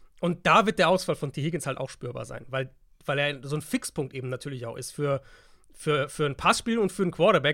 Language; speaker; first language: German; native; German